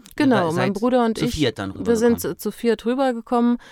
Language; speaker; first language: German; early bilingual, other home language; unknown